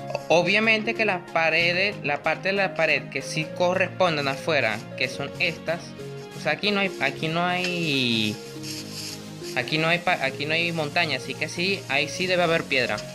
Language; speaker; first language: Spanish; native; Spanish